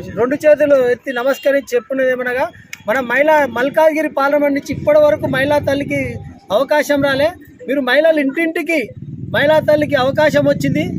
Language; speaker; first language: Telugu; native; Telugu